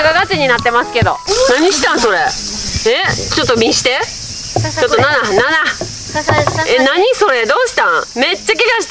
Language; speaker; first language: Japanese; native; Japanese